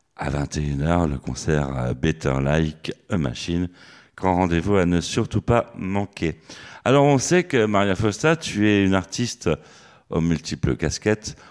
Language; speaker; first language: French; native; French